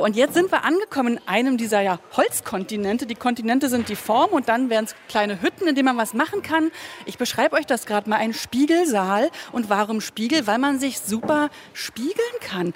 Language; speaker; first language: German; native; German